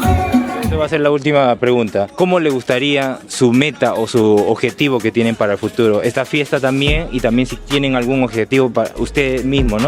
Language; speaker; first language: Spanish; native; Spanish